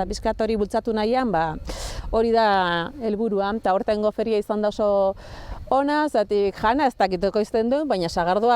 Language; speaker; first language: Basque; native; Basque